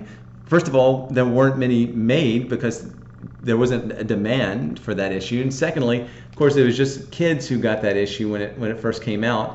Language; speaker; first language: English; native; English